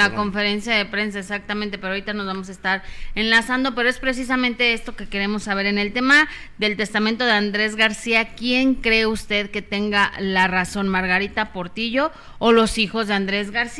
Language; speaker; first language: Spanish; native; Spanish